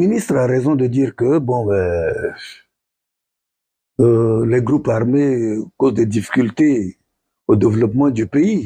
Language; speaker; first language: French; non-native, local second language; Sango